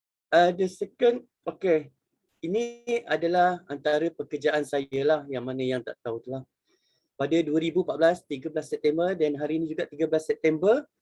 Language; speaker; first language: Malay; native; Malay